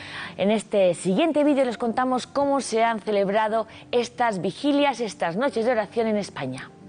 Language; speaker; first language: Spanish; native; Spanish